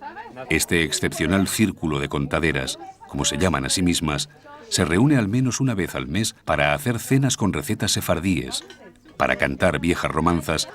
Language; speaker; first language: Spanish; native; Spanish